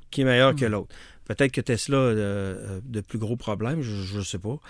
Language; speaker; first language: French; native; French